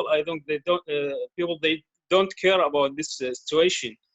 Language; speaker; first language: English; non-native, local second language; Arabic